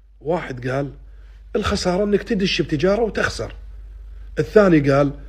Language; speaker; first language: Arabic; native; Arabic